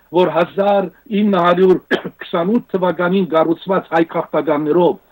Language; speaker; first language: Armenian; native; Armenian